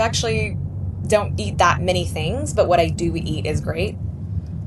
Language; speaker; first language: English; native; English